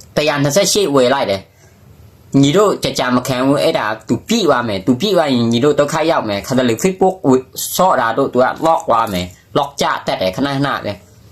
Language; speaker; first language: Burmese; non-native, local second language; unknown